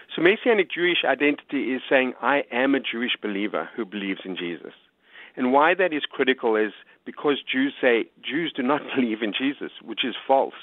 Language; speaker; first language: English; native; English